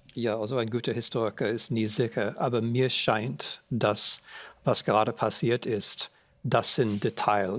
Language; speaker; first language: German; non-native, fluent; English